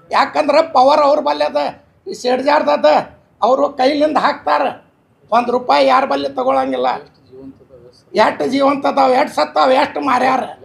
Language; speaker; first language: Kannada; non-native, local second language; Urdu